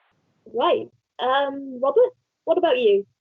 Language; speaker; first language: English; native; English